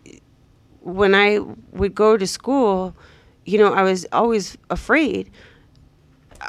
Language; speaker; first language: English; native; English